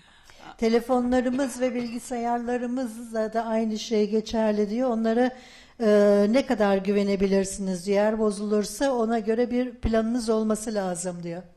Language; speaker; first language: Turkish; native; Turkish